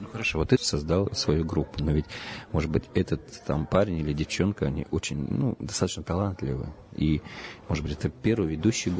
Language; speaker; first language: Russian; native; Russian